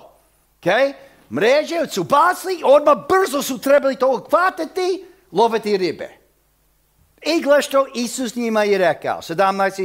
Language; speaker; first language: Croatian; early bilingual, heritage; Croatian